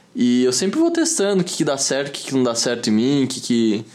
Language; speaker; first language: Portuguese; native; Portuguese